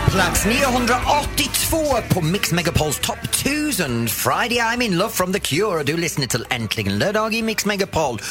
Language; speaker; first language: Swedish; non-native, fluent; English